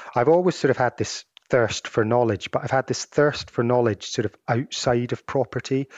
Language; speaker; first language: English; native; English